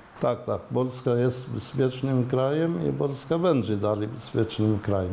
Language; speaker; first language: Polish; non-native, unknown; Arabic